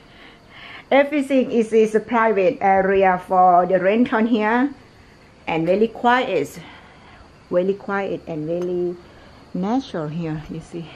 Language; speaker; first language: English; non-native, learner; Thai